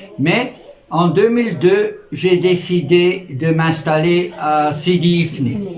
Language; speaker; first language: French; native; French